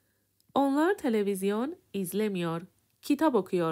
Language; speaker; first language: Turkish; non-native, fluent; Persian